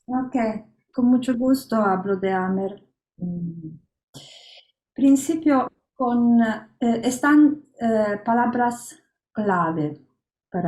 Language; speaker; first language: Spanish; non-native, learner; Italian